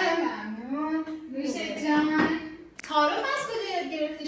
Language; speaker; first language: Persian; native; Persian